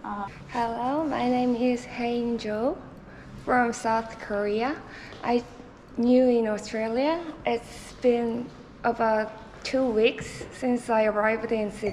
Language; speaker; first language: English; non-native, learner; Korean